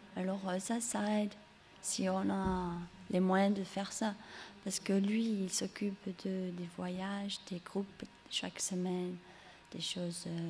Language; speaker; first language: French; early bilingual, heritage; English